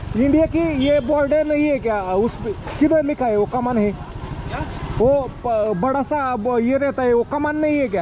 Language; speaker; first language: Hindi; non-native, local second language; Marathi